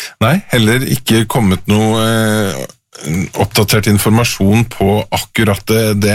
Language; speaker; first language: Norwegian; native; Norwegian